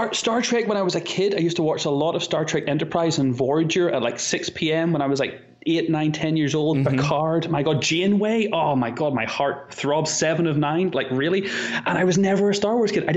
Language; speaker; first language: English; native; English